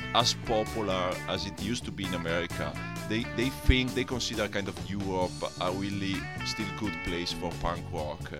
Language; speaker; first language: English; non-native, fluent; Italian